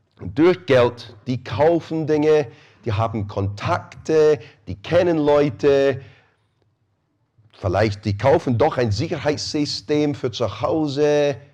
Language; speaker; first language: German; non-native, fluent; English